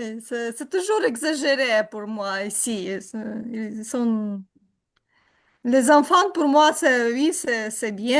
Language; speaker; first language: French; non-native, learner; Ukrainian